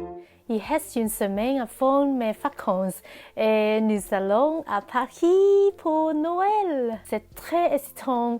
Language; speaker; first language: French; non-native, learner; Cantonese